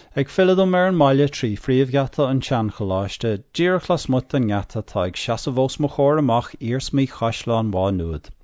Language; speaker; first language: Irish; non-native, local second language; English